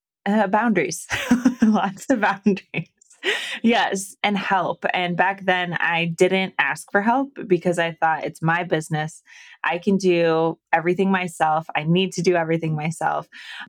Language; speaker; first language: English; native; English